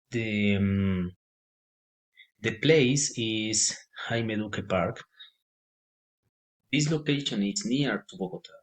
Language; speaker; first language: English; non-native, learner; Spanish